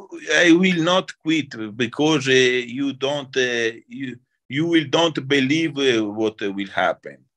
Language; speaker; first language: English; non-native, learner; Italian